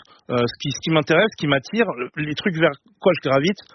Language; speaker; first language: French; native; French